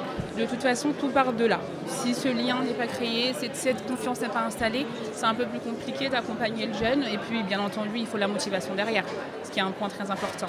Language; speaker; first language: French; native; French